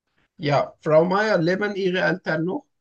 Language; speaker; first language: German; non-native, learner; Turkish